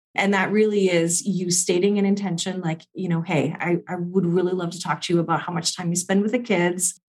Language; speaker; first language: English; native; English